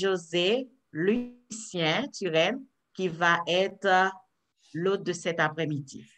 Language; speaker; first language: French; non-native, local second language; Haitian Creole